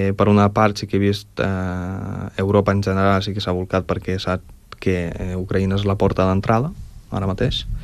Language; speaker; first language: Catalan; early bilingual, other home language; Ukrainian